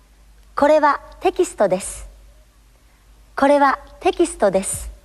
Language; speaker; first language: Japanese; non-native, learner; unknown